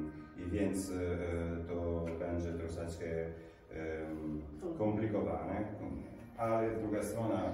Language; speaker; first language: Polish; non-native, learner; Italian